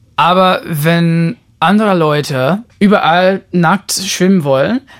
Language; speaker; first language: German; non-native, fluent; Portuguese